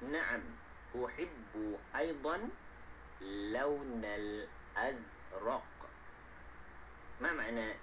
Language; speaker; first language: Arabic; non-native, fluent; Malay